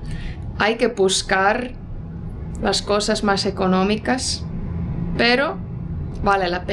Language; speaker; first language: Spanish; non-native, fluent; Estonian